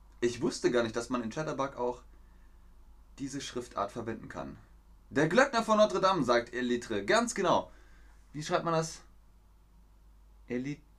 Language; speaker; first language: German; native; German